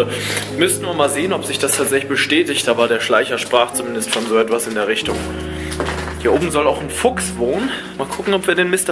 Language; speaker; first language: German; native; German